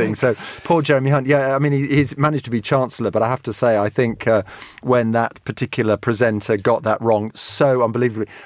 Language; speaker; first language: English; native; English